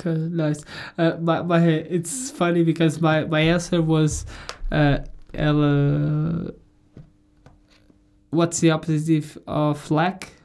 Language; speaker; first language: English; non-native, fluent; Portuguese